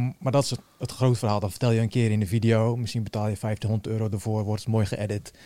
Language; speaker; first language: Dutch; early bilingual, other home language; Bosnian